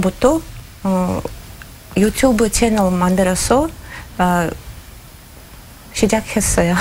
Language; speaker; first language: Korean; non-native, learner; Russian